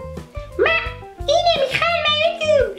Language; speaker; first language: Hebrew; native; Hebrew